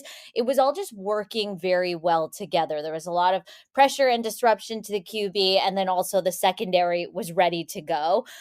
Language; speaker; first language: English; native; English